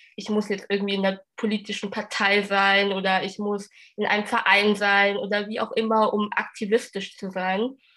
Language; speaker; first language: German; early bilingual, other home language; Vietnamese